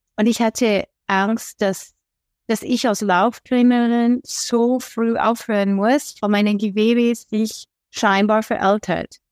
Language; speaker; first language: German; non-native, fluent; English